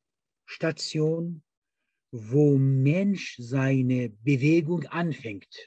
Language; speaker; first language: German; non-native, fluent; Persian